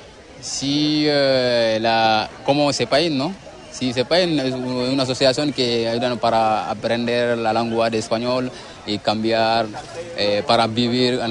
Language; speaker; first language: Spanish; non-native, learner; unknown